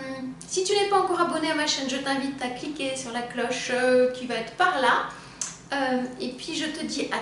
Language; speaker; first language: French; native; French